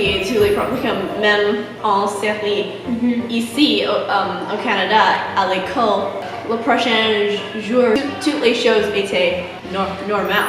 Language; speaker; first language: French; non-native, learner; English